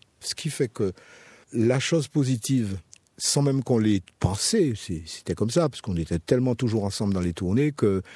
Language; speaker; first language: French; native; French